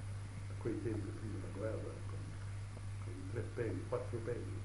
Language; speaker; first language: Italian; early bilingual, heritage; Italian